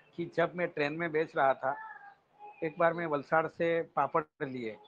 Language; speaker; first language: Hindi; non-native, local second language; Gujarati